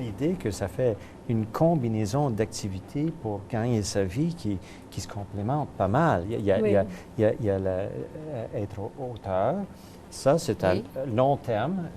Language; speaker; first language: French; native; French